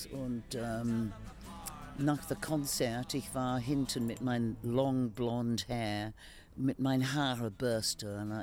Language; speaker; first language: German; non-native, fluent; English